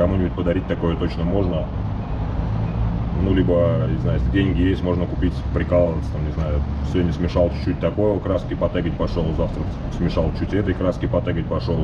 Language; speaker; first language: Russian; native; Russian